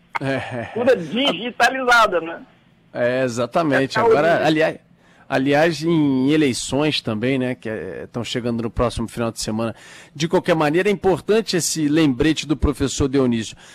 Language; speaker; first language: Portuguese; native; Portuguese